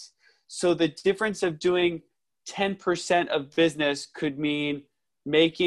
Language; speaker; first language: English; native; English